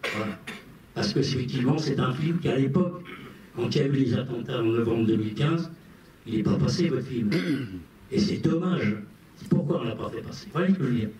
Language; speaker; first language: French; non-native, local second language; Arabic